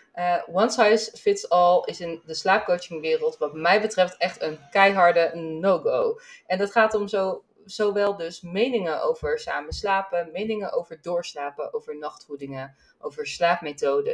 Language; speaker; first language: Dutch; native; Dutch